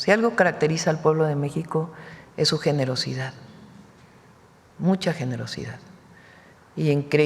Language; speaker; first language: Spanish; native; Spanish